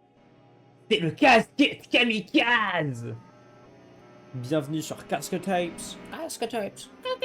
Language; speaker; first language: French; native; French